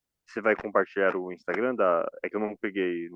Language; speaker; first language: Portuguese; native; Portuguese